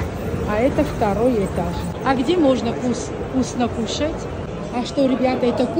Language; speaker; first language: Russian; non-native, local second language; Armenian